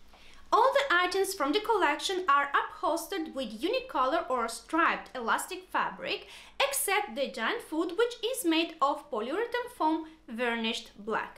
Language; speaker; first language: English; non-native, fluent; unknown